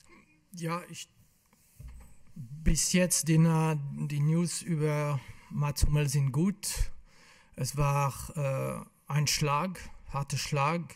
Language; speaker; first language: German; non-native, local second language; French